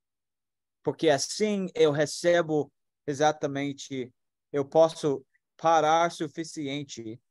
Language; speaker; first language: Portuguese; non-native, fluent; English